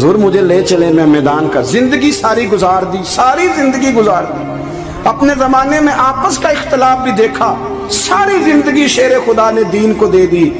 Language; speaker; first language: Urdu; non-native, local second language; Punjabi